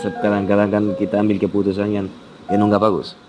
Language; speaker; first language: Indonesian; non-native, fluent; Spanish